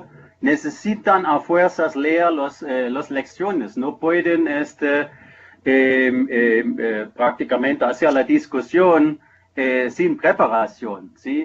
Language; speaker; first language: Spanish; non-native, fluent; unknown